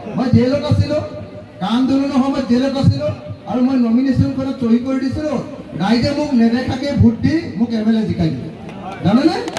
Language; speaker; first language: Assamese; native; Assamese